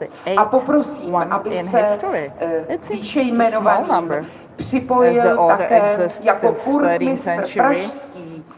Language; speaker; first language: Czech; native; Czech